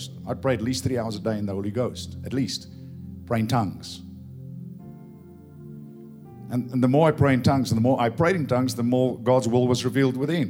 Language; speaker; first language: English; non-native, local second language; Afrikaans